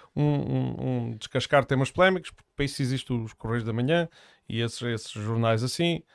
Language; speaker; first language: Portuguese; native; Portuguese